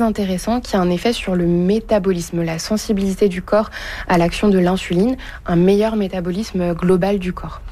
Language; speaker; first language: French; native; French